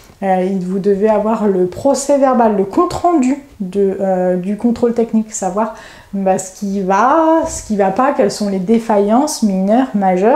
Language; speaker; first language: French; native; French